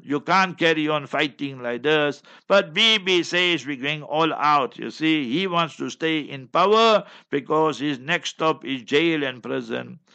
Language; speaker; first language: English; native; English